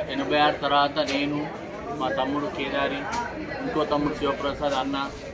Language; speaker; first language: Telugu; native; Telugu